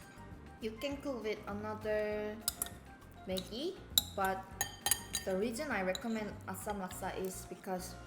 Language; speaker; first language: English; non-native, fluent; Korean